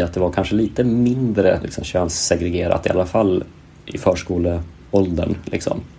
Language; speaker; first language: Swedish; native; Swedish